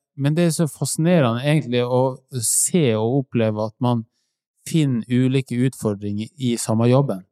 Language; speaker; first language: Norwegian; native; Norwegian